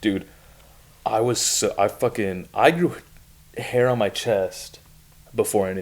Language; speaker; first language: English; native; English